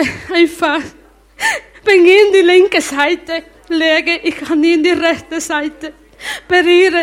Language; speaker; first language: German; non-native, learner; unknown